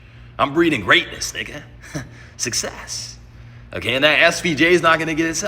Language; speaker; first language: English; native; English